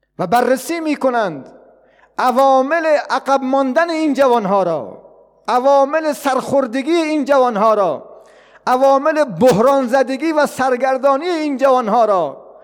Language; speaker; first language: Persian; non-native, local second language; Baluchi